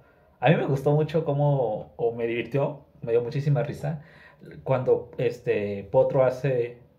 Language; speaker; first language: Spanish; native; Spanish